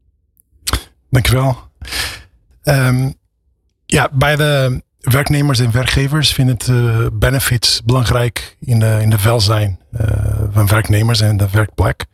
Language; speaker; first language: Dutch; non-native, fluent; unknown